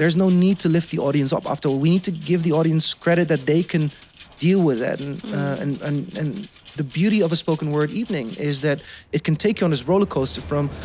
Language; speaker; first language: English; non-native, fluent; Dutch